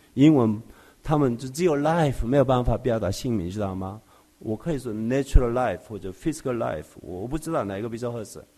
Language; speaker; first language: Chinese; non-native, fluent; Korean